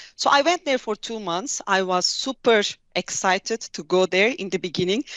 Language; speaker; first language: English; non-native, fluent; Turkish